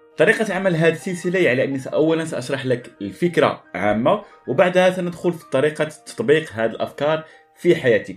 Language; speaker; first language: Arabic; native; Arabic